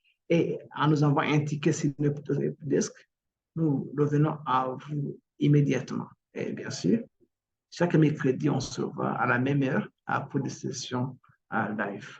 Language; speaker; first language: French; non-native, local second language; Kinyarwanda